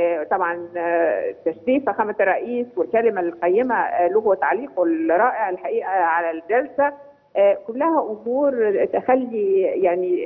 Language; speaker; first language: Arabic; native; Arabic